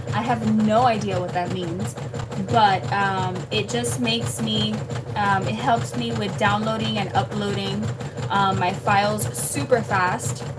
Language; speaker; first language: English; early bilingual, other home language; Spanish